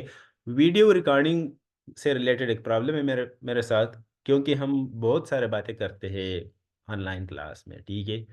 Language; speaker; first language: Hindi; non-native, local second language; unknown